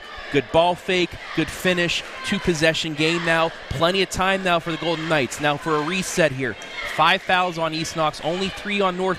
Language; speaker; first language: English; native; English